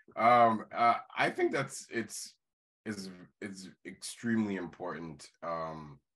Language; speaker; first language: English; non-native, fluent; Haitian Creole